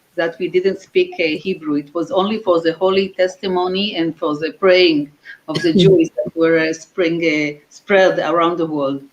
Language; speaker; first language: English; non-native, fluent; Hebrew